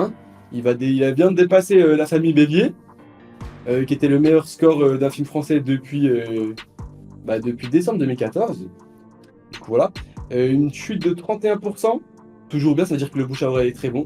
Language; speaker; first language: French; native; French